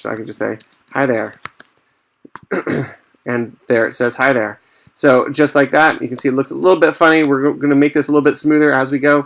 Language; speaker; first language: English; native; English